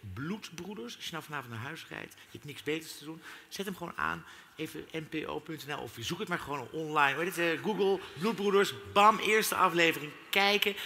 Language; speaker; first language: Dutch; native; Dutch